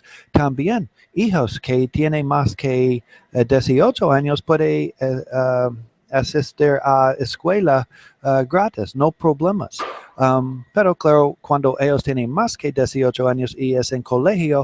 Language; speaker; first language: Spanish; non-native, learner; English